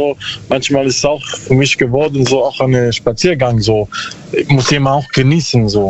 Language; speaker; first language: German; non-native, learner; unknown